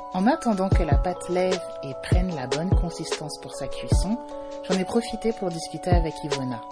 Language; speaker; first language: French; native; French